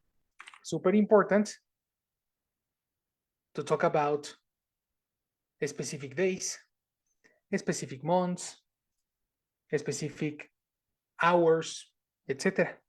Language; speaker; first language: English; non-native, fluent; Spanish